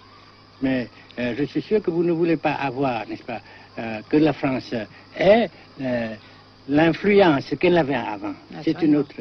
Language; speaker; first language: French; non-native, local second language; Vietnamese